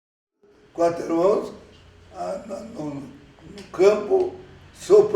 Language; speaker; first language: Portuguese; early bilingual, other home language; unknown